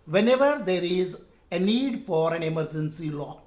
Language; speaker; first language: English; non-native, local second language; Kannada